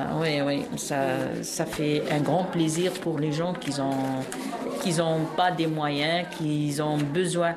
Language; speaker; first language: French; non-native, local second language; Arabic